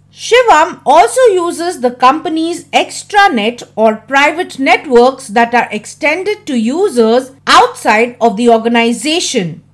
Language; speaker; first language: English; non-native, local second language; Hindi